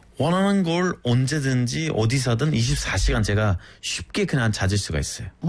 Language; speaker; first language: Korean; non-native, fluent; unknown